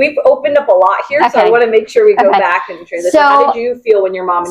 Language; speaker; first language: English; native; English